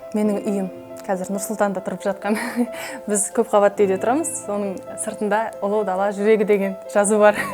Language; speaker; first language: Kazakh; non-native, local second language; Russian